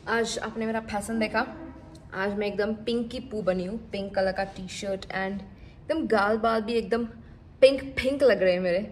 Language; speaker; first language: Hindi; non-native, local second language; Tulu